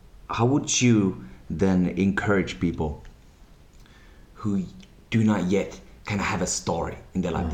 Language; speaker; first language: English; non-native, fluent; Finnish